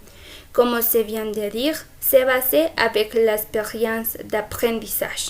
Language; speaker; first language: French; non-native, fluent; Spanish